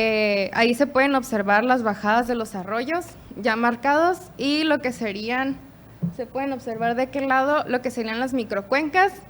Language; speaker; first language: Spanish; native; Spanish